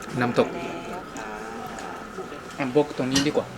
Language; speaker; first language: Thai; non-native, learner; Japanese